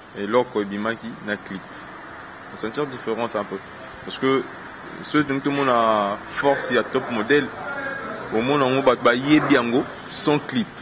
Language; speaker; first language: French; non-native, local second language; Lingala